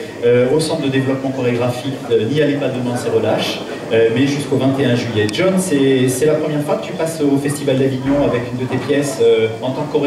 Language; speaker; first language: French; native; French